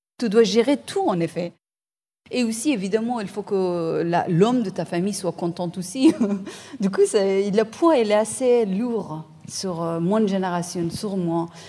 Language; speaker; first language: French; non-native, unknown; Persian